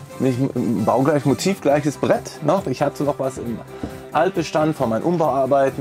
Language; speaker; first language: German; native; German